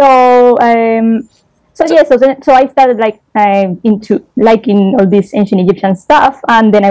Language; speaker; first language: English; non-native, fluent; Spanish